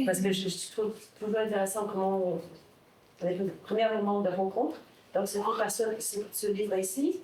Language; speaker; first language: French; non-native, fluent; English